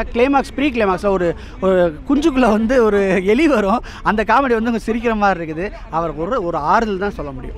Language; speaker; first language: Tamil; native; Tamil